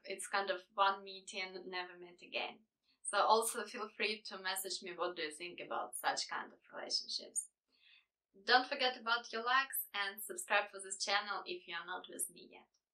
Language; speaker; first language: English; non-native, fluent; Ukrainian